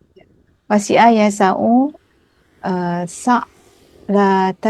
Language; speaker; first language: Arabic; non-native, learner; Indonesian